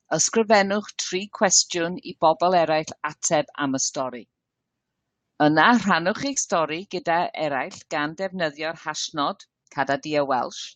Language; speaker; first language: Welsh; non-native, learner; English